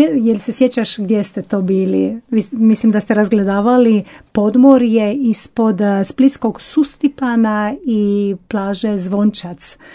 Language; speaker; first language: Croatian; native; Croatian